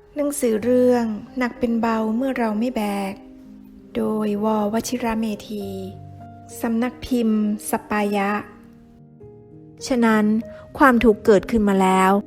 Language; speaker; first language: Thai; native; Thai